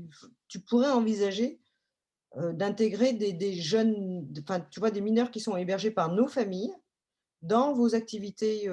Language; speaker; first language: French; native; French